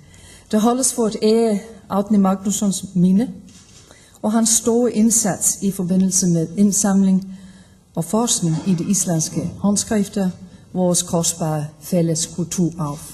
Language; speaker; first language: Danish; non-native, fluent; Icelandic